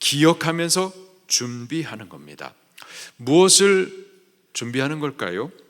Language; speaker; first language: Korean; native; Korean